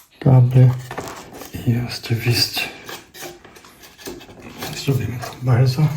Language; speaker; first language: Polish; non-native, learner; Portuguese